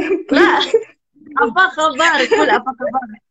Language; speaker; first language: Arabic; non-native, learner; Malay